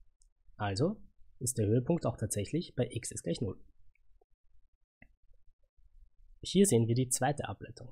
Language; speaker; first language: German; native; German